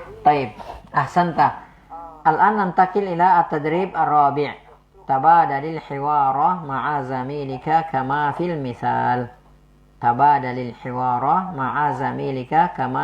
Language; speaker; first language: Arabic; non-native, fluent; Indonesian